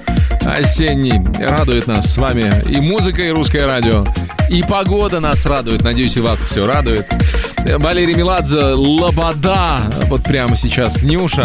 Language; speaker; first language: Russian; native; Russian